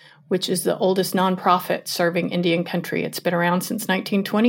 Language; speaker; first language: English; native; English